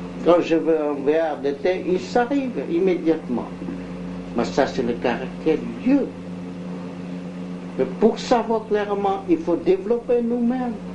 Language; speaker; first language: French; non-native, local second language; Vietnamese